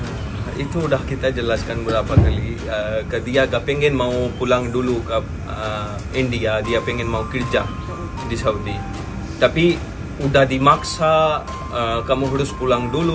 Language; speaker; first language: Indonesian; non-native, fluent; Hindi